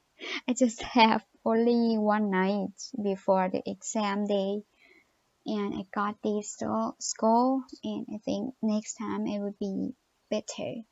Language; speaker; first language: English; non-native, learner; Thai